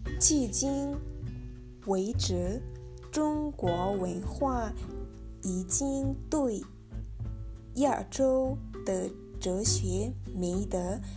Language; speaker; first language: Chinese; non-native, learner; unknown